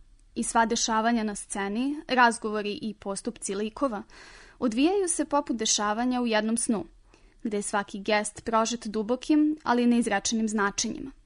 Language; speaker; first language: Serbian; native; Serbian